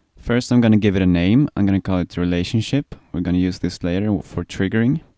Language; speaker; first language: English; non-native, fluent; Swedish